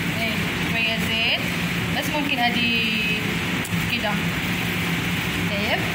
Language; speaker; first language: Arabic; non-native, learner; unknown